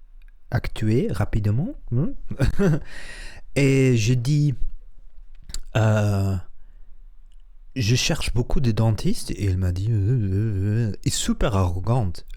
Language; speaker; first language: French; non-native, learner; Spanish